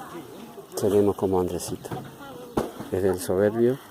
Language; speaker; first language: Spanish; native; Spanish